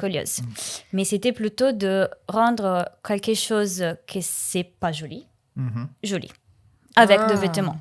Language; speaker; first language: French; non-native, learner; Italian